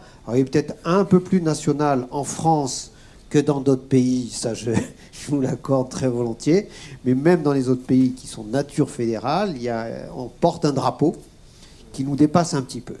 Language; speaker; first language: French; native; French